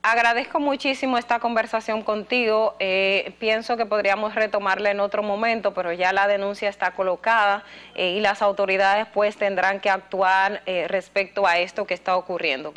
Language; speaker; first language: Spanish; native; Spanish